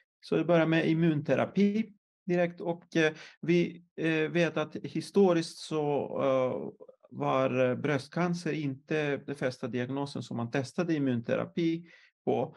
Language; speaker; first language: Swedish; non-native, fluent; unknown